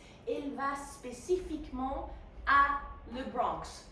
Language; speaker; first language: French; non-native, fluent; Spanish